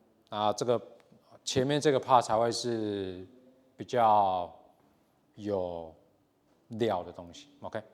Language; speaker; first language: Chinese; native; Chinese